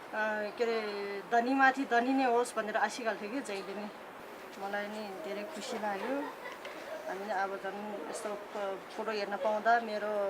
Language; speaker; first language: Nepali; non-native, local second language; Tibetan